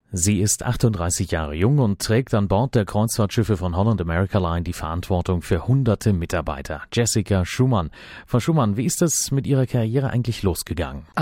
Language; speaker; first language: German; native; German